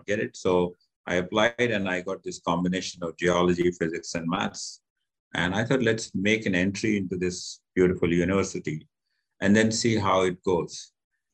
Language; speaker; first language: English; non-native, local second language; Hindi